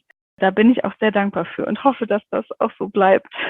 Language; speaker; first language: German; native; German